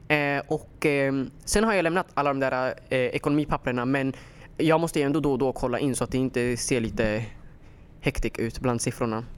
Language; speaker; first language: Swedish; early bilingual, other home language; Somali